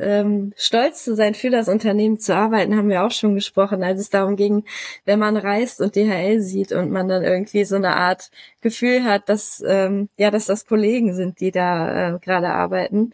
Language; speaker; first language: German; native; German